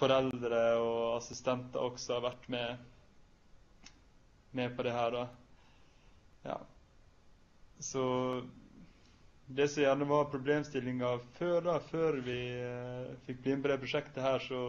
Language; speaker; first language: Norwegian; native; Norwegian